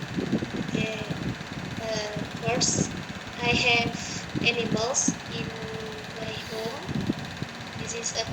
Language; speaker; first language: English; non-native, learner; Indonesian